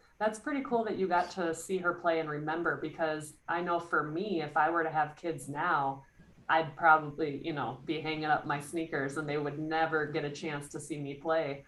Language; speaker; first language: English; native; English